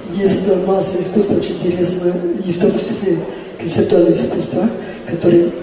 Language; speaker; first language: Russian; non-native, fluent; French